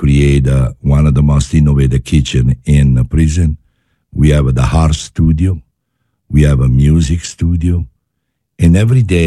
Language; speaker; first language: English; non-native, learner; Italian